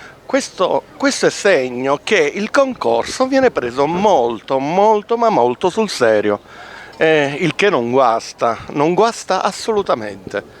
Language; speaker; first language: Italian; non-native, fluent; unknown